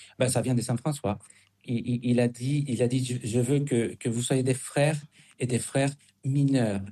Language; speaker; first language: French; non-native, fluent; Spanish